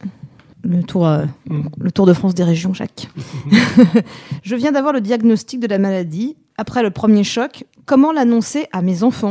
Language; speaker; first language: French; native; French